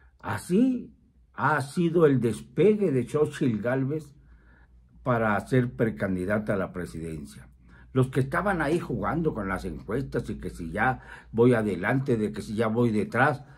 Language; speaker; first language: Spanish; native; Spanish